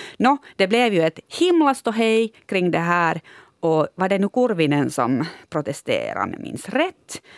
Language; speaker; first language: Swedish; native; Swedish